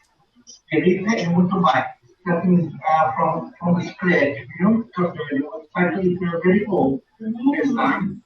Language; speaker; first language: English; non-native, local second language; Malay